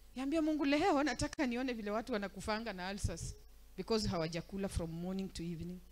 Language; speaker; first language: English; non-native, local second language; Swahili